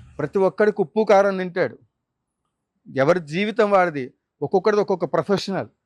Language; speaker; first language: Telugu; native; Telugu